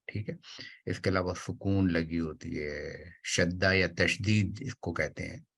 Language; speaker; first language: Urdu; native; Urdu